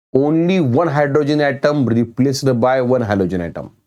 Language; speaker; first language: English; non-native, local second language; Marathi